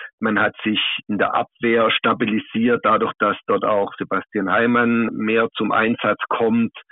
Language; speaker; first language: German; native; German